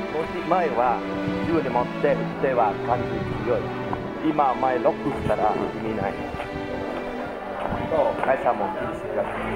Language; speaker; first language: Japanese; non-native, learner; Vietnamese